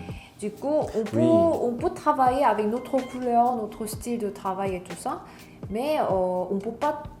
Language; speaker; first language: French; non-native, learner; Korean